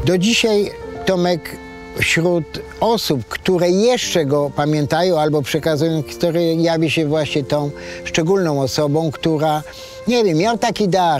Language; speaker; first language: Polish; native; Polish